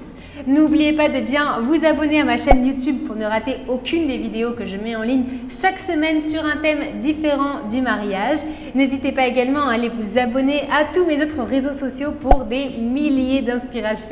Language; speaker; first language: French; native; French